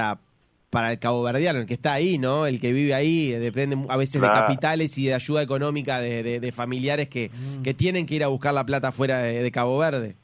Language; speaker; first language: Spanish; native; Spanish